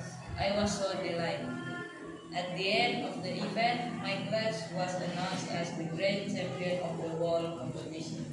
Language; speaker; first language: English; non-native, learner; Indonesian